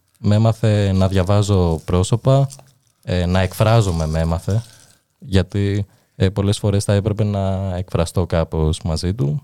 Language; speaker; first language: Greek; early bilingual, other home language; Albanian